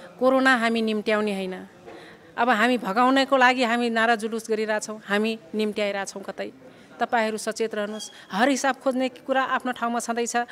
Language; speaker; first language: Nepali; non-native, local second language; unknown